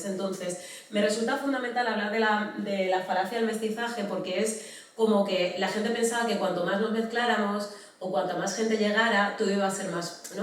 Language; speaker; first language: Spanish; native; Spanish